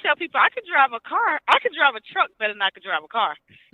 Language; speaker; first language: English; native; English